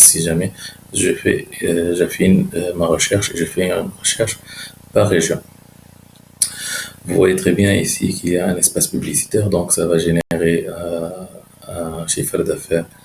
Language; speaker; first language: French; non-native, local second language; Arabic